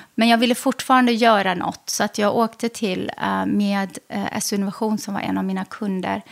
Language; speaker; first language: Swedish; early bilingual, other home language; Arabic